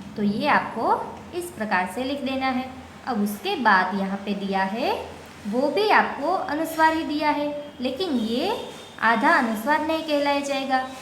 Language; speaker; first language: Hindi; non-native, local second language; Gujarati